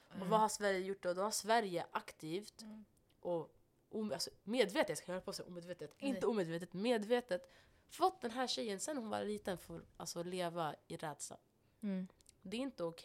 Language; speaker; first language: Swedish; non-native, local second language; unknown